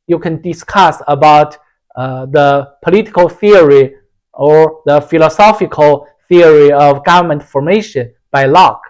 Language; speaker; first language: English; non-native, fluent; Chinese